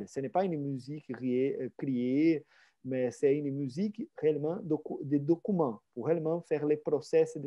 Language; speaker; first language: French; non-native, fluent; Portuguese